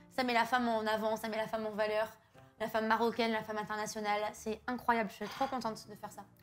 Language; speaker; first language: French; native; French